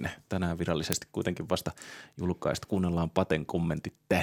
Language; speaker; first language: Finnish; native; Finnish